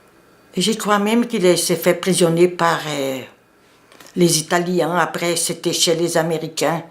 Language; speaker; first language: French; non-native, fluent; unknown